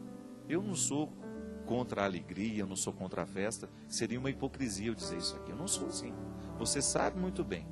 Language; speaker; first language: Portuguese; native; Portuguese